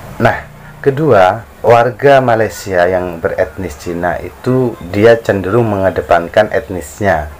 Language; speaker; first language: Indonesian; native; Indonesian